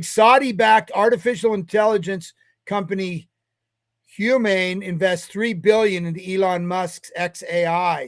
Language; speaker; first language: English; native; English